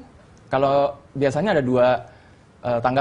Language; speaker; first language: Indonesian; native; Indonesian